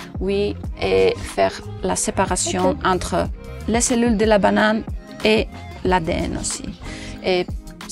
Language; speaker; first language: French; non-native, local second language; Dutch